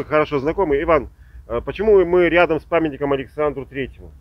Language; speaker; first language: Russian; native; Russian